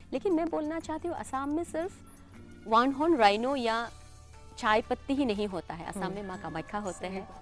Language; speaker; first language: Hindi; non-native, local second language; Assamese